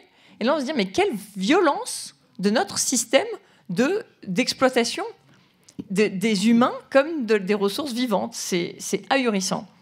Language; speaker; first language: French; native; French